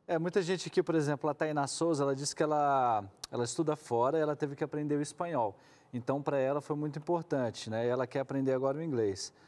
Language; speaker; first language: Portuguese; native; Portuguese